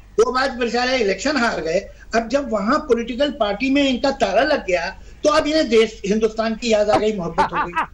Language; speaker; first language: Hindi; native; Hindi